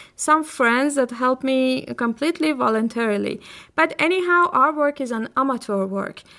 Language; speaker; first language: English; non-native, fluent; Persian